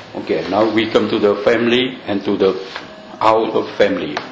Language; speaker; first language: English; non-native, fluent; Vietnamese